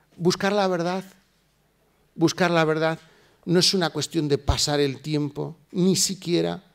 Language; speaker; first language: Spanish; native; Spanish